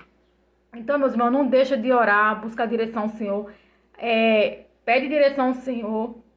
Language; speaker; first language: Portuguese; native; Portuguese